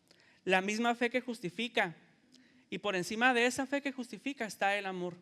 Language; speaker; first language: Spanish; native; Spanish